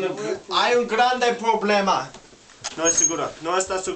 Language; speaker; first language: Spanish; non-native, learner; English